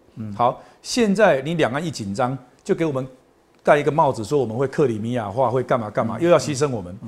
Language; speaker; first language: Chinese; non-native, local second language; Min Nan Chinese